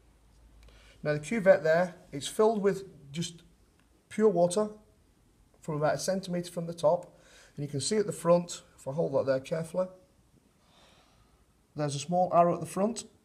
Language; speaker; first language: English; native; English